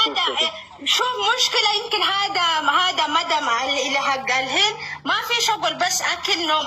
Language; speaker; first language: Arabic; non-native, learner; Oromo